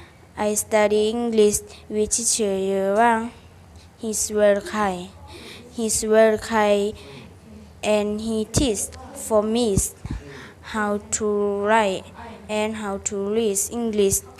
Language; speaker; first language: English; non-native, learner; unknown